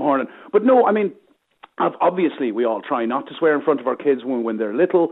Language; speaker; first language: English; native; English